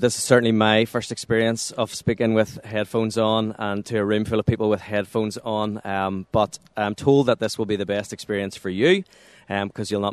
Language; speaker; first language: English; native; English